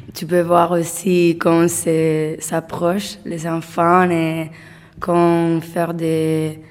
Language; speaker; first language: French; non-native, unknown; Spanish